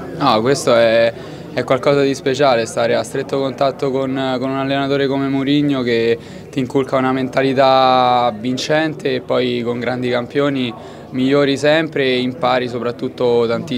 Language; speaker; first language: Italian; native; Italian